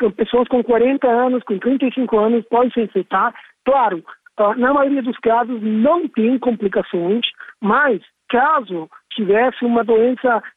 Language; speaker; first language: Portuguese; non-native, fluent; Italian